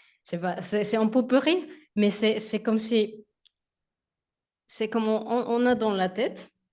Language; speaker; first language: French; non-native, learner; Spanish